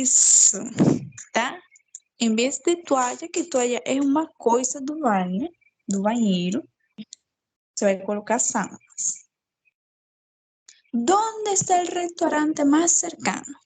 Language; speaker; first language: Portuguese; non-native, fluent; Spanish